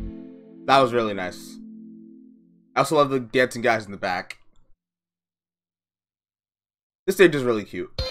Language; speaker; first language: English; native; English